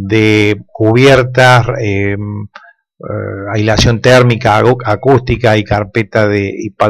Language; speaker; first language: Spanish; native; Spanish